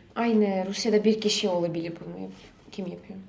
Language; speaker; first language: Turkish; non-native, fluent; Russian